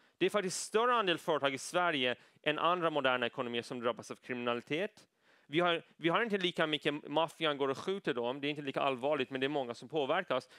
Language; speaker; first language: Swedish; early bilingual, other home language; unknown